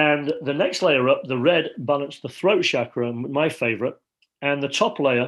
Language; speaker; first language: English; native; English